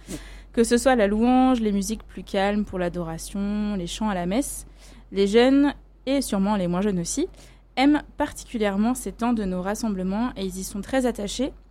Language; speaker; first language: French; native; French